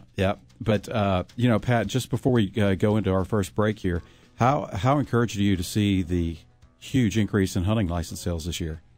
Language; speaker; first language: English; native; English